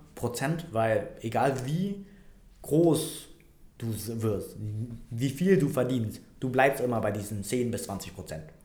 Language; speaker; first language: German; non-native, fluent; Vietnamese